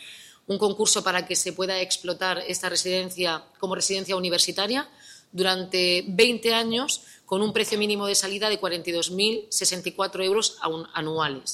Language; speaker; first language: Spanish; native; Spanish